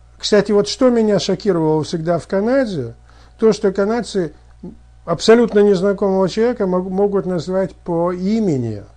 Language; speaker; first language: Russian; native; Russian